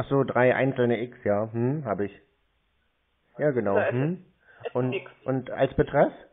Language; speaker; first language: German; native; German